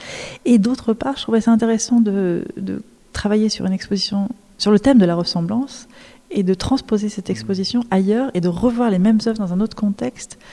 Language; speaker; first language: French; native; French